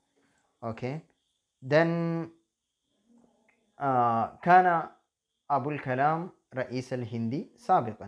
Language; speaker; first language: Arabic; non-native, fluent; Malayalam